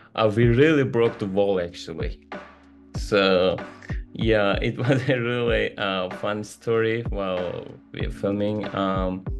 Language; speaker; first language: English; non-native, learner; Turkish